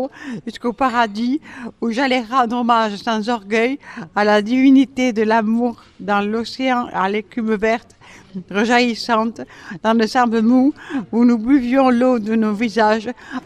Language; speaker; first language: French; native; French